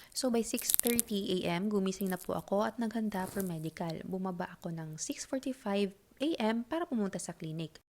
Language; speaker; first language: Filipino; native; Filipino